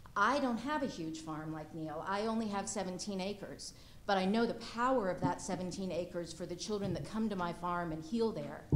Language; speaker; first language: English; native; English